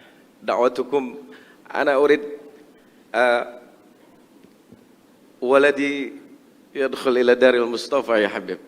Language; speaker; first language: Arabic; non-native, learner; Indonesian